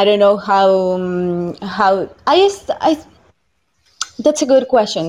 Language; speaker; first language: English; non-native, fluent; Spanish